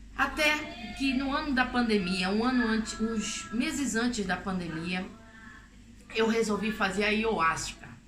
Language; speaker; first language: Portuguese; native; Portuguese